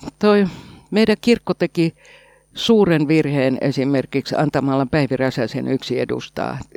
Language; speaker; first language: Finnish; native; Finnish